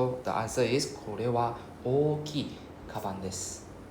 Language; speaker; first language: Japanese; non-native, fluent; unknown